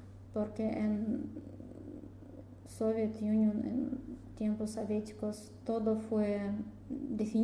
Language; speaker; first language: Spanish; non-native, learner; Russian